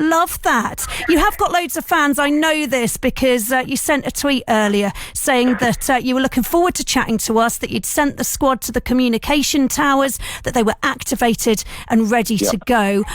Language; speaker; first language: English; native; English